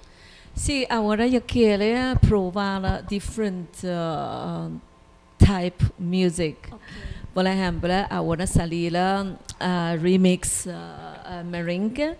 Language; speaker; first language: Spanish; non-native, learner; Chinese